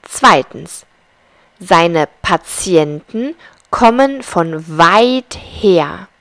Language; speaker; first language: German; non-native, fluent; Spanish